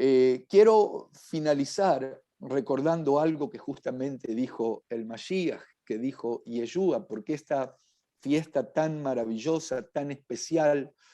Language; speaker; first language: Spanish; native; Spanish